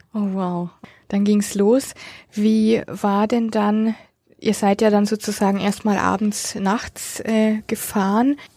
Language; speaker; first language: German; native; German